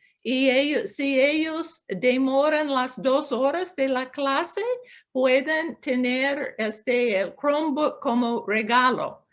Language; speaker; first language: Spanish; non-native, local second language; English